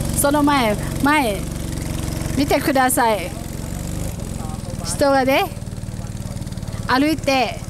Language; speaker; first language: Japanese; non-native, learner; Thai